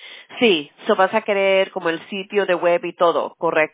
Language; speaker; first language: Spanish; early bilingual, heritage; Spanish